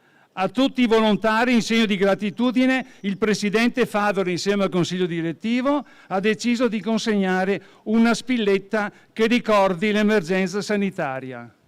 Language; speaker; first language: Italian; native; Italian